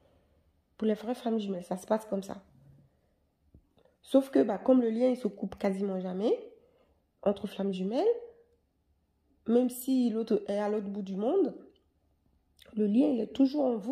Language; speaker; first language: French; native; French